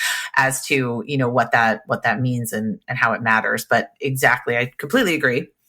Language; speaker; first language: English; native; English